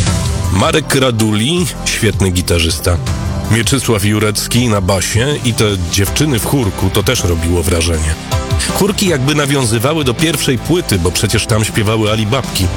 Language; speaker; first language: Polish; native; Polish